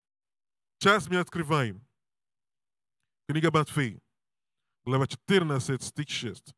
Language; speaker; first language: Russian; non-native, learner; English